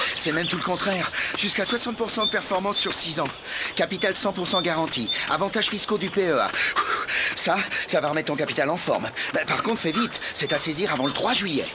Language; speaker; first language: French; native; French